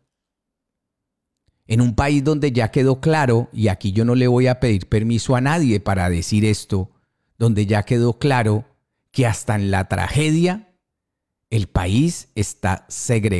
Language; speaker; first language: Spanish; native; Spanish